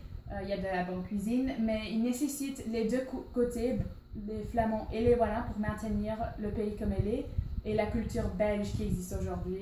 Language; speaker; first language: French; non-native, learner; English